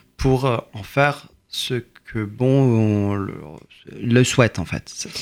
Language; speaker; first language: French; early bilingual, other home language; Persian